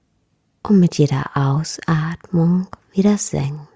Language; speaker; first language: German; native; German